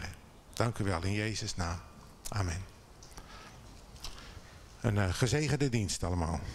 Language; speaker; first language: Dutch; native; Dutch